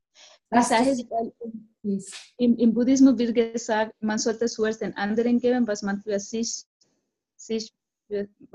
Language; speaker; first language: German; non-native, fluent; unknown